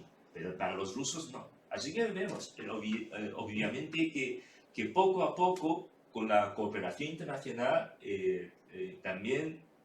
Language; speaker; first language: Spanish; non-native, fluent; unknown